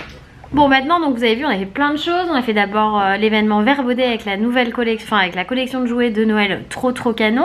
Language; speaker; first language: French; native; French